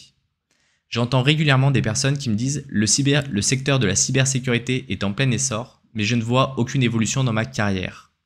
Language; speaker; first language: French; native; French